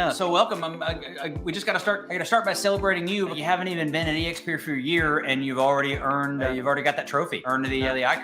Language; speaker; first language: English; native; English